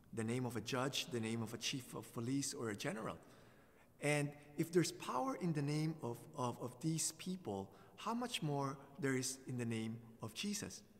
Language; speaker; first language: English; non-native, local second language; Filipino